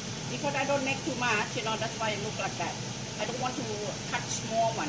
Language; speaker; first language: English; non-native, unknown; Northeastern Thai